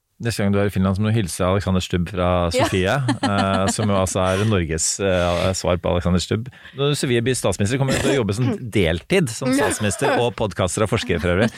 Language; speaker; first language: Norwegian; native; Norwegian